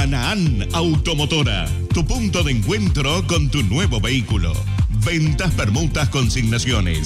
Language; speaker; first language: Spanish; native; Spanish